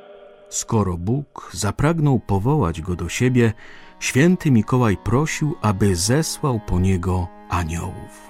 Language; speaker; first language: Polish; native; Polish